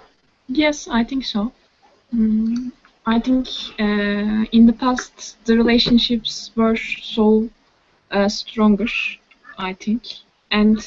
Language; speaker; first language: English; non-native, learner; Turkish